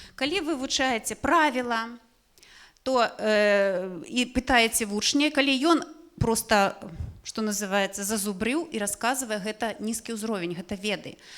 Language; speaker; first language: Belarusian; non-native, local second language; Russian